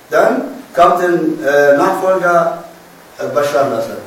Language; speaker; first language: German; non-native, learner; Arabic